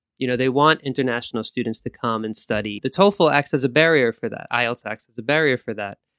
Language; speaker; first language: English; native; English